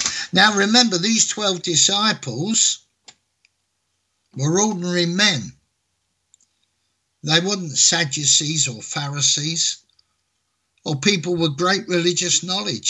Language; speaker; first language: English; native; English